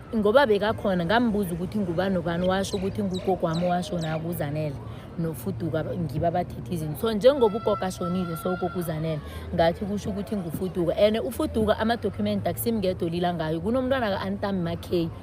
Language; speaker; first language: Zulu; non-native, local second language; South Ndebele